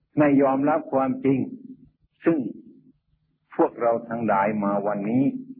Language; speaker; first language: Thai; native; Thai